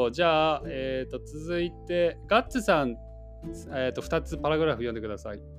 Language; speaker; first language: Japanese; native; Japanese